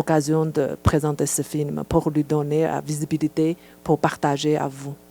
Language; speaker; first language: French; non-native, fluent; Chinese